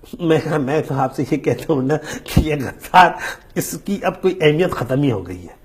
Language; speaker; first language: Urdu; native; Urdu